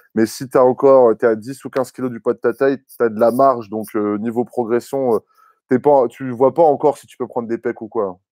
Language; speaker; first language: French; native; French